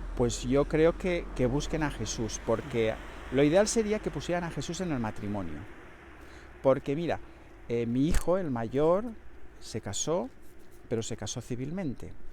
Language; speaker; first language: Spanish; native; Spanish